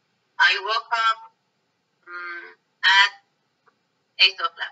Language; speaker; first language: English; non-native, learner; Persian